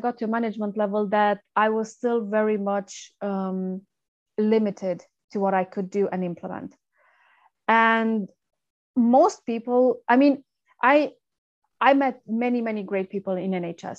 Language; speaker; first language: English; non-native, fluent; Romanian